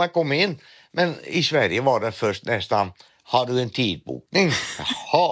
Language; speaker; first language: Swedish; non-native, fluent; Dutch